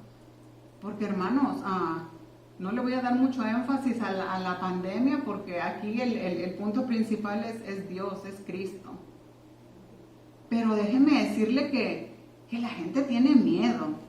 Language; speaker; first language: Spanish; native; Spanish